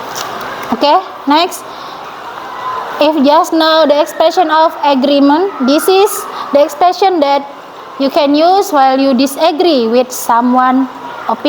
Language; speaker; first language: English; non-native, learner; Indonesian